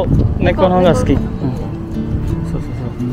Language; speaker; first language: Japanese; non-native, fluent; Indonesian